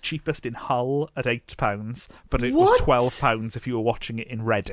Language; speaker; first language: English; native; English